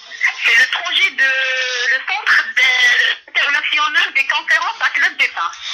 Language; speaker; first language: French; non-native, local second language; Arabic